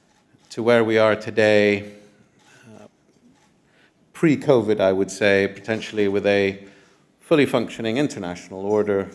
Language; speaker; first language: English; non-native, fluent; Arabic